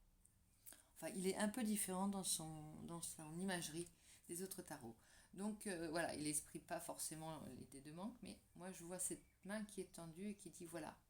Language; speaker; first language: French; native; French